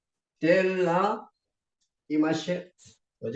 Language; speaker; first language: Spanish; non-native, learner; Korean